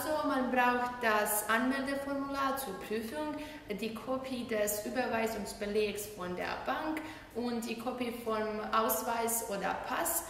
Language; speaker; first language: German; non-native, learner; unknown